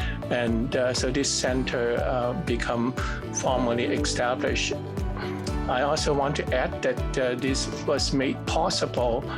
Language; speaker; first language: English; non-native, fluent; Cantonese